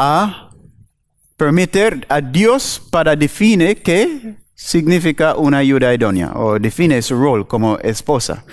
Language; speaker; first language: Spanish; non-native, fluent; English